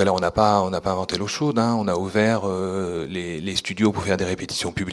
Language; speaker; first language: French; native; French